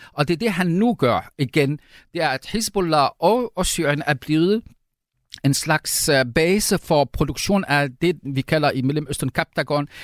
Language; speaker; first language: Danish; non-native, fluent; Arabic